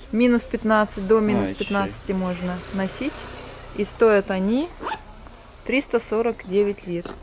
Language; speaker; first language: Russian; native; Russian